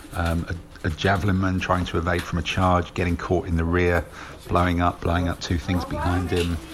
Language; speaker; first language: English; native; English